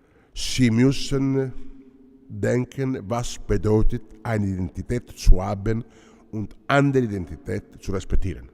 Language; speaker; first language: German; non-native, learner; Italian